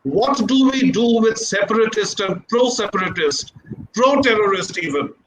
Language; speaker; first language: English; non-native, local second language; Hindi